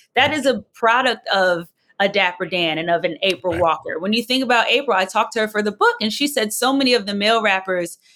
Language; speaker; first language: English; native; English